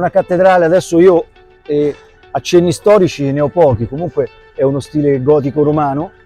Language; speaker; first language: Italian; native; Italian